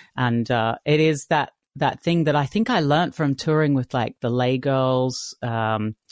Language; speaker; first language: English; native; English